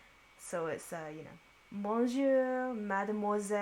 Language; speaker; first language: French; non-native, learner; English